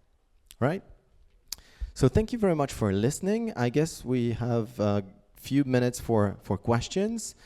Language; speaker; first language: English; non-native, fluent; French